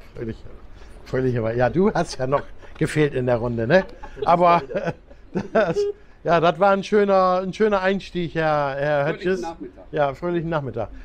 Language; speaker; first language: German; native; German